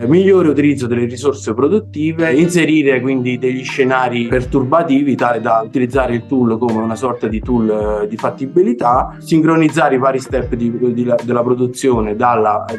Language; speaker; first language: Italian; native; Italian